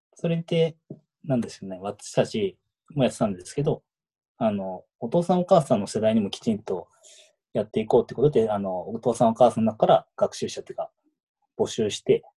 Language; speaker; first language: Japanese; native; Japanese